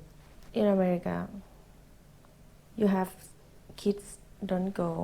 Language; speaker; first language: English; non-native, learner; Thai